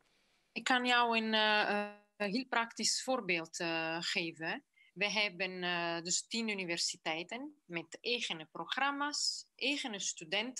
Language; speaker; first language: Dutch; non-native, fluent; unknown